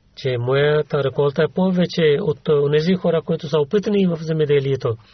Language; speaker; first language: Bulgarian; non-native, learner; Urdu